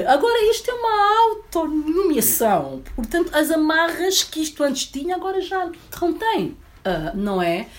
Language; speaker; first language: Portuguese; early bilingual, other home language; Upper Guinea Crioulo